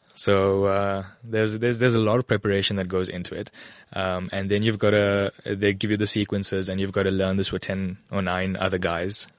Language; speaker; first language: English; native; English